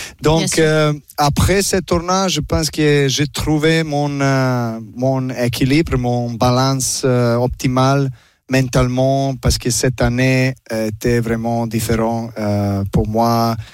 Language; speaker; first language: French; non-native, learner; Serbian